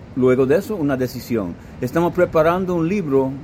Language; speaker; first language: Spanish; non-native, fluent; English